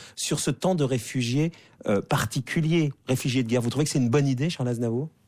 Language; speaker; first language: French; native; French